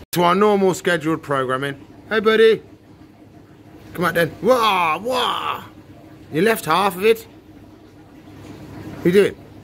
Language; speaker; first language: English; native; English